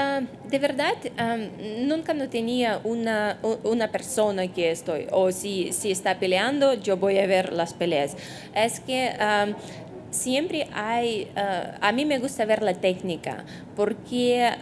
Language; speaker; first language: Spanish; non-native, fluent; Russian